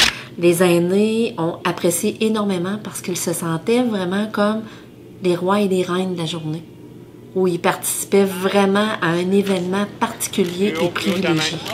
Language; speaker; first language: French; native; French